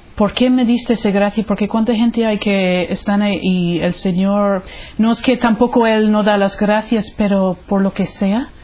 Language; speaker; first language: Spanish; non-native, fluent; English